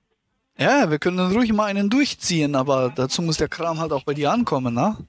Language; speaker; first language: German; native; German